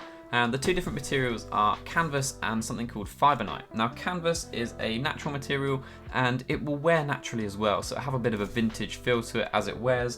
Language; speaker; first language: English; native; English